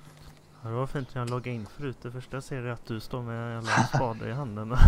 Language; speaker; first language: Swedish; native; Swedish